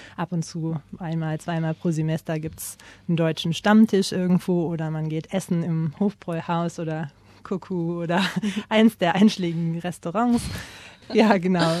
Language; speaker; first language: German; native; German